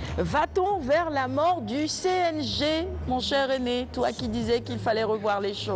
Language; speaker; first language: French; non-native, local second language; Wolof